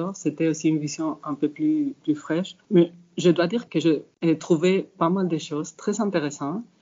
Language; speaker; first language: French; non-native, fluent; Spanish